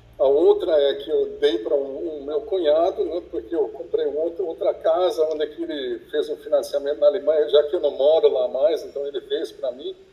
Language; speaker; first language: Portuguese; non-native, fluent; German